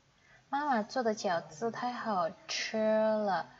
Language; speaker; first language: Chinese; non-native, fluent; Indonesian